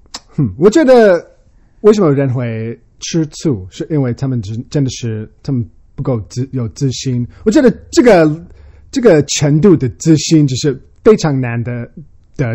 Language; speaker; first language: Chinese; early bilingual, heritage; Chinese